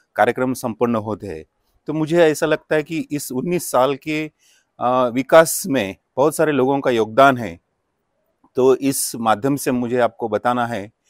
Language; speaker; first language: Hindi; non-native, local second language; Marathi